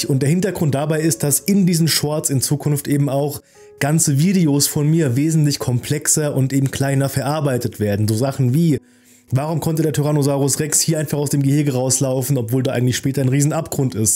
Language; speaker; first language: German; native; German